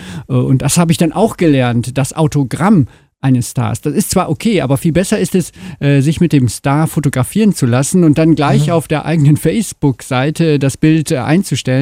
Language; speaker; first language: German; native; German